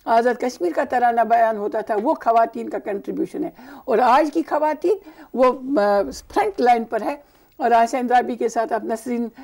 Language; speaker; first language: Urdu; non-native, local second language; Kashmiri